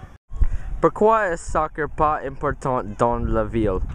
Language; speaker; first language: French; non-native, learner; English